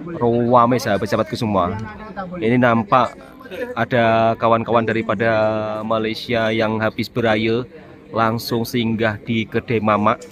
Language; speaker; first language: Indonesian; native; Indonesian